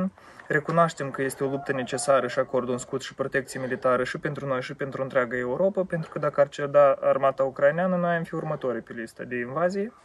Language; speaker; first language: Romanian; native; Romanian